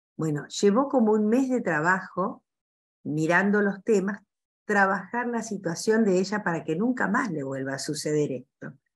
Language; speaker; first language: Spanish; native; Spanish